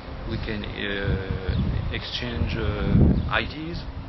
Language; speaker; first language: English; non-native, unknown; French